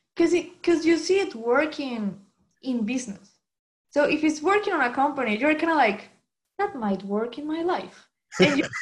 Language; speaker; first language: English; non-native, fluent; Spanish